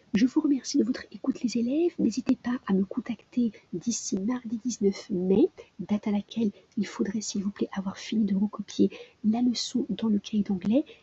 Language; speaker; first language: French; native; French